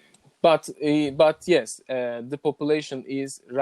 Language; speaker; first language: English; non-native, learner; Turkish